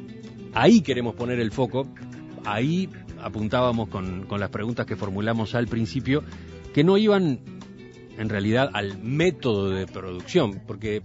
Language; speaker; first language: Spanish; native; Spanish